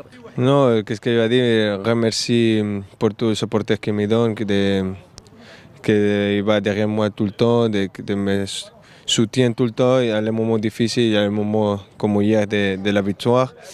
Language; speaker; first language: French; non-native, learner; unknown